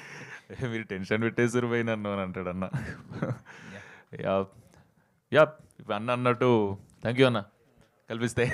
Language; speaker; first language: Telugu; native; Telugu